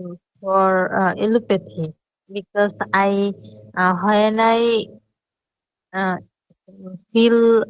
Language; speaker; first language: English; non-native, learner; Bangla